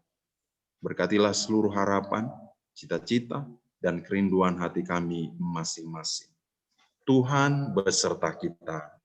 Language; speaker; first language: Indonesian; native; Indonesian